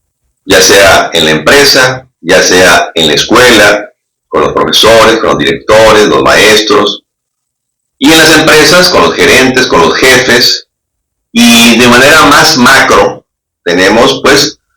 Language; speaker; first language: Spanish; native; Spanish